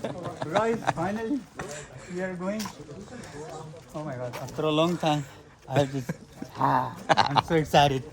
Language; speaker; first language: English; non-native, learner; Hindi